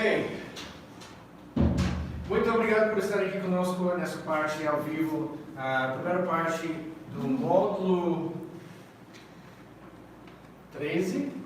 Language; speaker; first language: Portuguese; non-native, fluent; English